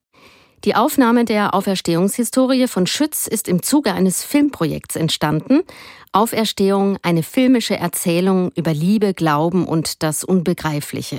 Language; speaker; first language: German; native; German